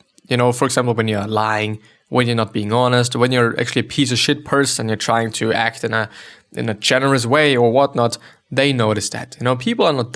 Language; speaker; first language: English; non-native, fluent; German